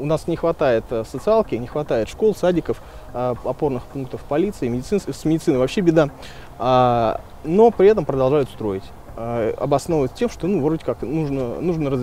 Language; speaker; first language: Russian; native; Russian